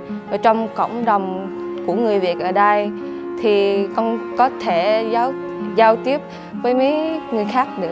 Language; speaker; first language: Vietnamese; early bilingual, heritage; Vietnamese